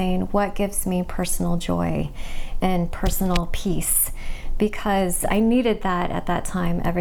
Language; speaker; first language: English; native; English